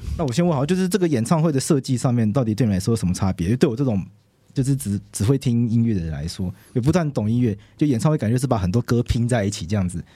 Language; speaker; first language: Chinese; native; Chinese